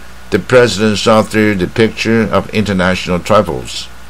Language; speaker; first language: English; non-native, fluent; Chinese